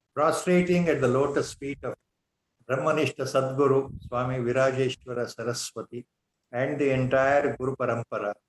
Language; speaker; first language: English; non-native, local second language; Kannada